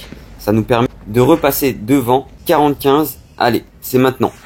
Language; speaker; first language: French; native; French